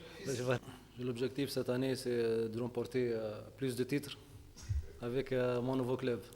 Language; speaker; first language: French; non-native, local second language; Arabic